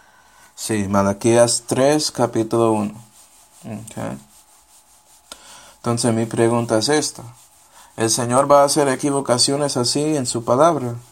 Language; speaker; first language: Spanish; non-native, fluent; English